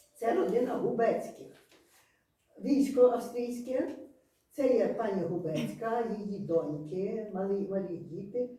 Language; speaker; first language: Ukrainian; native; Ukrainian